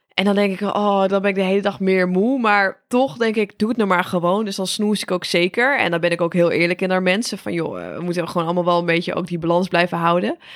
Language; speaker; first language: Dutch; native; Dutch